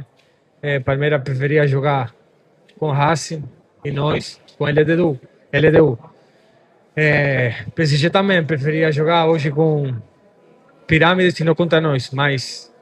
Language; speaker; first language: Portuguese; non-native, fluent; Spanish